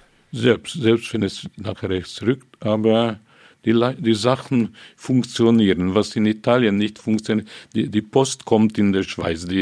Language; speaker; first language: German; non-native, fluent; Hungarian